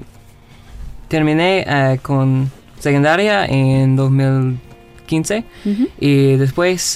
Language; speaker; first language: Spanish; non-native, learner; English